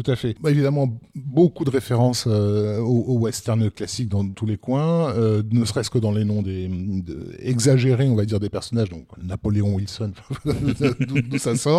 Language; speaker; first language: French; native; French